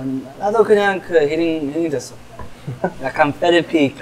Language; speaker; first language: Korean; non-native, fluent; English